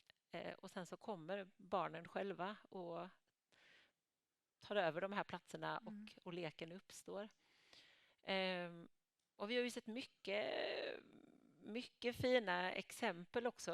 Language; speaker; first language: Swedish; native; Swedish